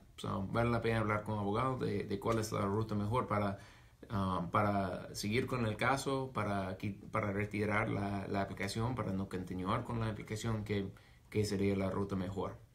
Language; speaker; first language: Spanish; non-native, fluent; English